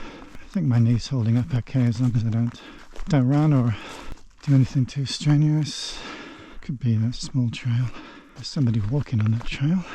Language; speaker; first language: English; native; English